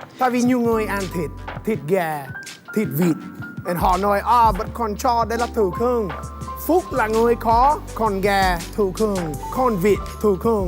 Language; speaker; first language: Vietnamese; non-native, learner; English